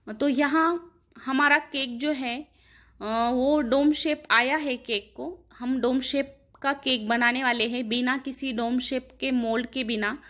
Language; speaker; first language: Hindi; non-native, local second language; Marathi